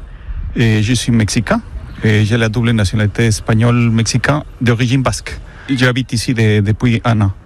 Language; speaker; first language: French; non-native, fluent; Spanish